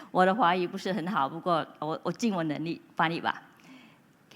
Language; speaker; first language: Chinese; non-native, local second language; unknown